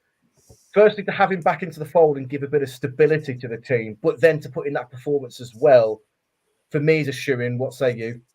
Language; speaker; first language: English; native; English